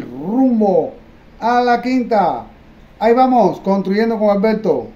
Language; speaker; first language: Spanish; native; Spanish